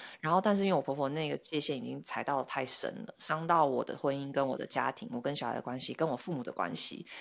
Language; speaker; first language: Chinese; native; Chinese